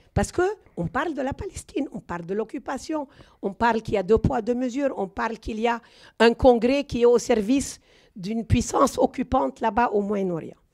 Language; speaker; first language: French; non-native, local second language; Arabic